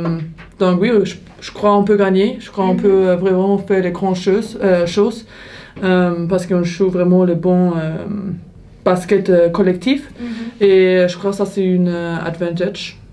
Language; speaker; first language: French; non-native, learner; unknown